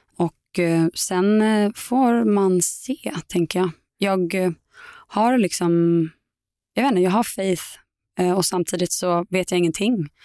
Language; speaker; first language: Swedish; native; Swedish